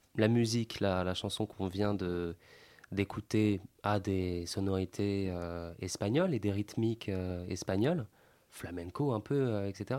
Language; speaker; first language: French; native; French